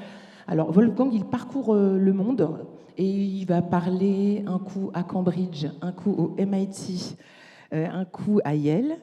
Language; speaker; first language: French; native; French